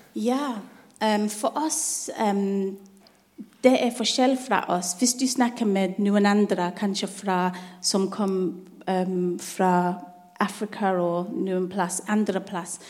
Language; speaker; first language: Norwegian; non-native, learner; English